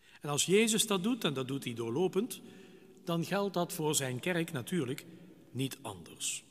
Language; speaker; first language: Dutch; native; Dutch